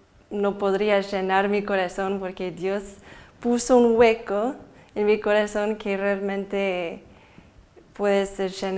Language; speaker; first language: Spanish; non-native, fluent; English